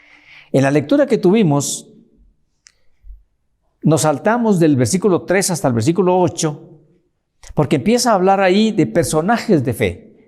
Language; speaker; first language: Spanish; native; Spanish